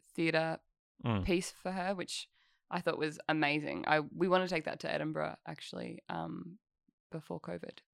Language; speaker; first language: English; native; English